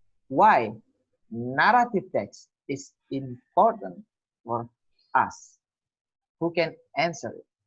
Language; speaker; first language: English; non-native, learner; Indonesian